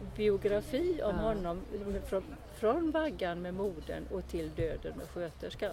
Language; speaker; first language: Swedish; early bilingual, other home language; Estonian